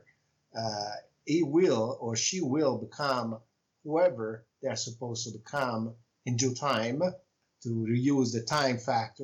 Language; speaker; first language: English; non-native, fluent; Italian